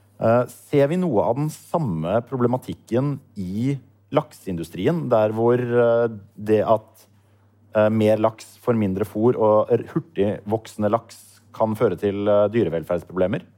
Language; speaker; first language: Norwegian; native; Norwegian